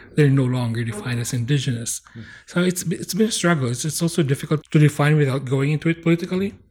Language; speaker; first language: English; non-native, local second language; Bikol